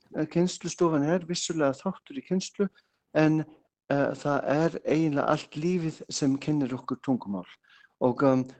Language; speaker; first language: Icelandic; non-native, fluent; German